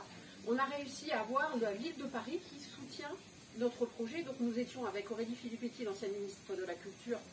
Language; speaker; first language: French; native; French